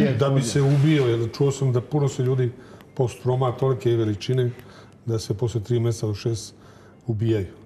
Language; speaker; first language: Bosnian; early bilingual, heritage; Serbian